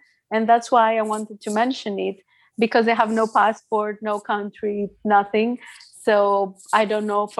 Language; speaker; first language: English; non-native, fluent; Greek